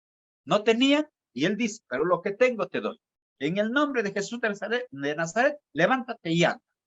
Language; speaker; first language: Spanish; native; Spanish